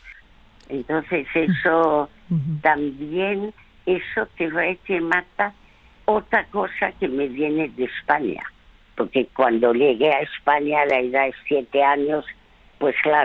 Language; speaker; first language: Spanish; early bilingual, other home language; French